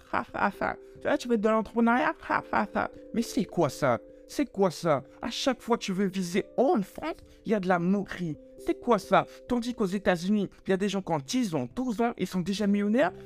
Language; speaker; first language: French; native; French